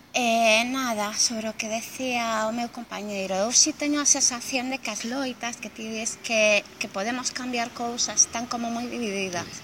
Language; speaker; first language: Galician; non-native, local second language; Spanish